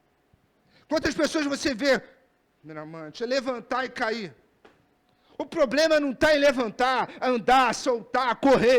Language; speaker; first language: Portuguese; native; Portuguese